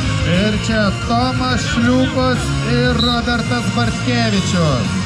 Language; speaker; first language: Lithuanian; native; Lithuanian